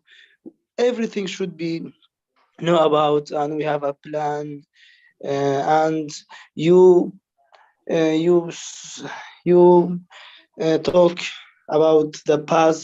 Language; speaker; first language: English; non-native, learner; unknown